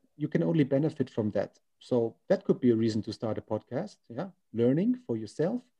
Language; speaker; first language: English; non-native, fluent; German